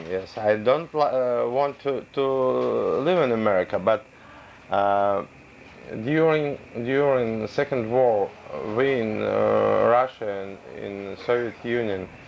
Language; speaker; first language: English; non-native, learner; Russian